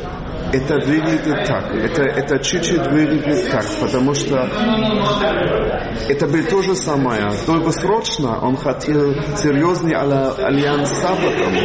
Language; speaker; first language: Russian; non-native, fluent; German